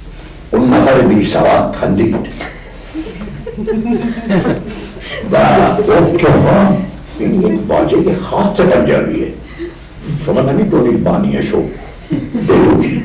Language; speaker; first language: Persian; non-native, fluent; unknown